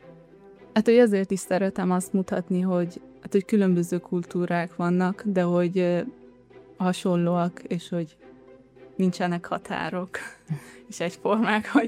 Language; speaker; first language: Hungarian; early bilingual, heritage; Hungarian